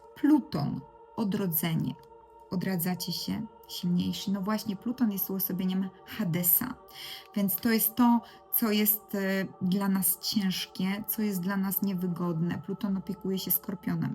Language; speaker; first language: Polish; native; Polish